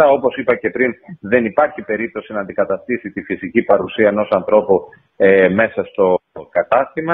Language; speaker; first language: Greek; native; Greek